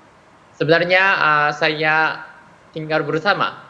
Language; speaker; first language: Indonesian; non-native, fluent; Japanese